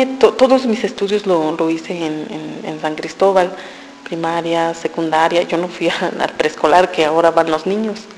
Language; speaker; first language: Spanish; non-native, local second language; Tzotzil